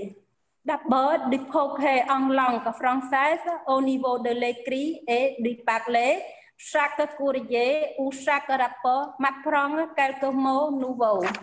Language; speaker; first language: French; non-native, fluent; Khmer